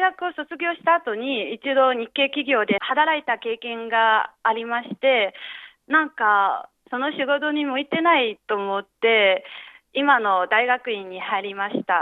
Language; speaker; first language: Japanese; non-native, fluent; Chinese